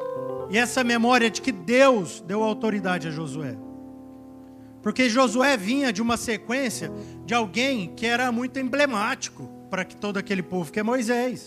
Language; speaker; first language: Portuguese; native; Portuguese